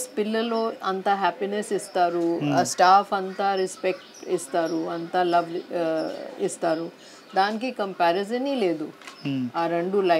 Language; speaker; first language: Telugu; non-native, learner; Hindi